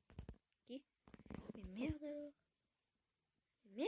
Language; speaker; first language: French; native; French